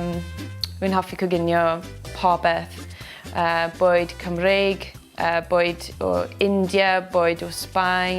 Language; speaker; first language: Welsh; non-native, local second language; English